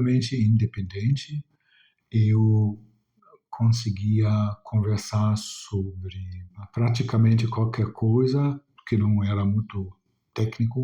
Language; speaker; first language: Portuguese; non-native, fluent; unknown